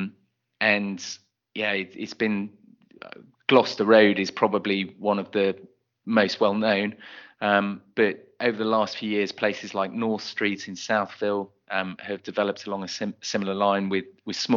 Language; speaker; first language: English; native; English